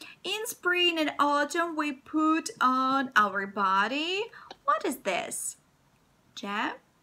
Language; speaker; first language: English; non-native, fluent; Russian